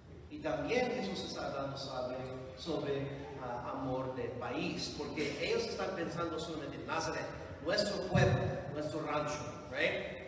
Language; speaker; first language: Spanish; non-native, fluent; English